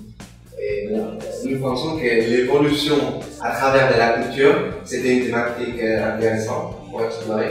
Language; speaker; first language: French; non-native, fluent; Spanish